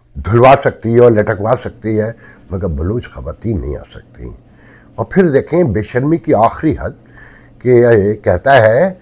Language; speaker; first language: Urdu; native; Urdu